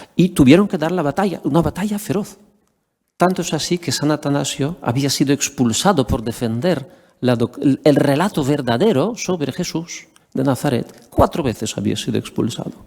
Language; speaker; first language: Spanish; non-native, fluent; Polish